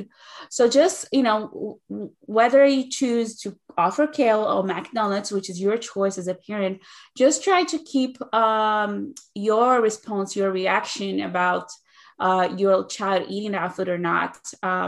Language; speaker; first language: English; non-native, fluent; Portuguese